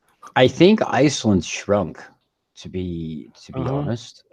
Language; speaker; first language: English; native; English